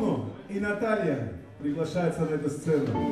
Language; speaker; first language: Russian; native; Russian